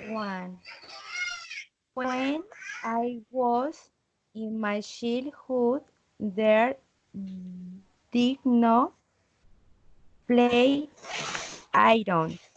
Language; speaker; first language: English; non-native, learner; Spanish